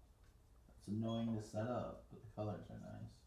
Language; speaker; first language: English; native; English